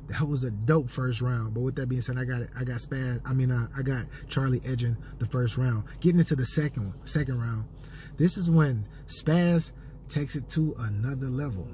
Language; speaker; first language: English; native; English